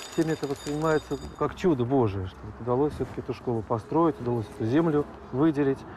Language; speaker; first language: Russian; native; Russian